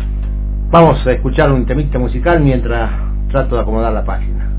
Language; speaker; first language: Spanish; native; Spanish